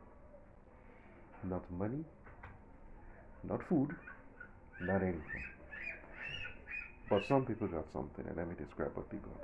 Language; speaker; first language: English; non-native, local second language; Yoruba